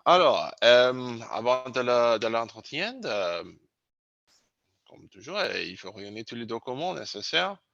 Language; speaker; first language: French; non-native, learner; English